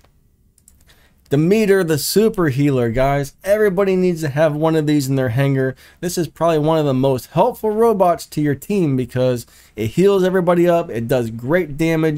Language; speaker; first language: English; native; English